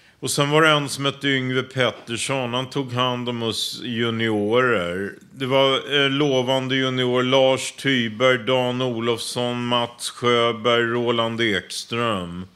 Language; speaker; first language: Swedish; native; Swedish